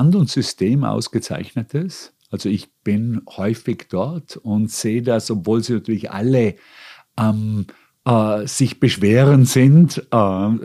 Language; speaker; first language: German; native; German